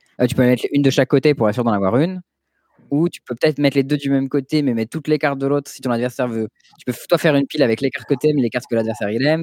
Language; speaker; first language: French; native; French